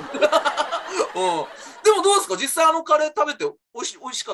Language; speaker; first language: Japanese; native; Japanese